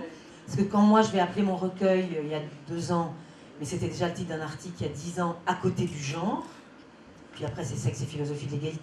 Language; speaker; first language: French; native; French